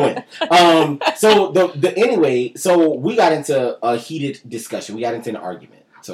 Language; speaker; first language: English; native; English